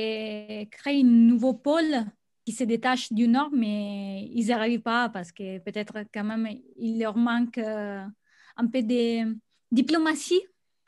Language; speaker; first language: French; non-native, fluent; Italian